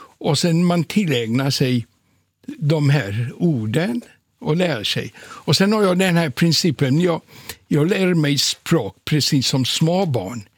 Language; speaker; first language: Swedish; non-native, fluent; Polish